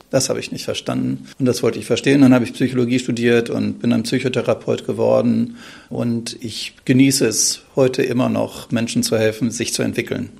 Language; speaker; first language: German; native; German